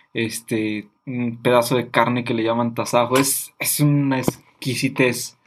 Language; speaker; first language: Spanish; native; Spanish